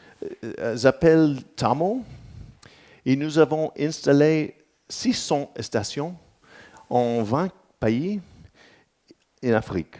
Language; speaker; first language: French; non-native, learner; English